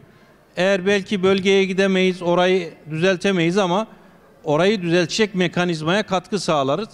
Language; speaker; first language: Turkish; native; Turkish